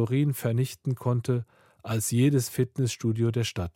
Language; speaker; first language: German; early bilingual, other home language; Korean